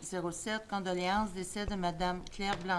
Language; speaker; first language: French; native; French